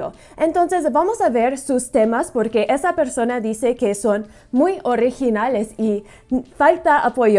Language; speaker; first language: Spanish; non-native, fluent; English